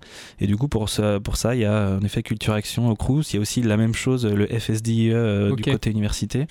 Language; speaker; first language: French; native; French